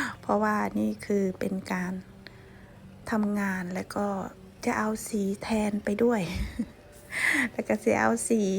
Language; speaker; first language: Thai; non-native, local second language; Lao